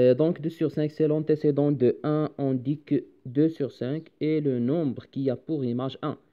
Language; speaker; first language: French; non-native, local second language; Arabic